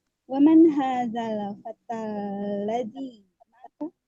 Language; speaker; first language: Arabic; non-native, learner; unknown